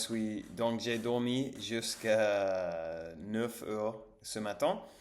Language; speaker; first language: French; non-native, learner; English